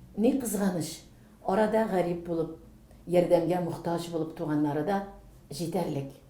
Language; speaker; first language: Tatar; native; Tatar